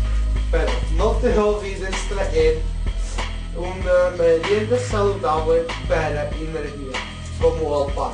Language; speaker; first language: Spanish; non-native, learner; English